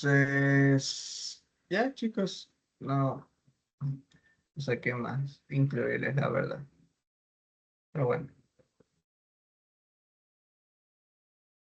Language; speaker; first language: Spanish; native; Spanish